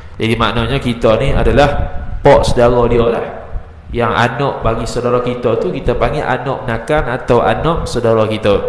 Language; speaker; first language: Malay; native; Malay